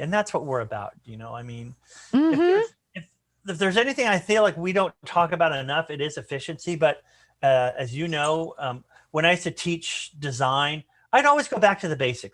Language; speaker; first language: English; native; English